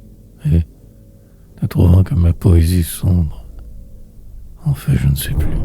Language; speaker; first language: French; native; French